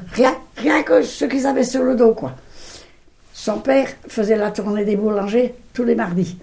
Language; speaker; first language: French; non-native, local second language; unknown